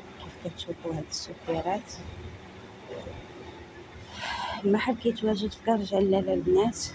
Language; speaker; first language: Arabic; native; Arabic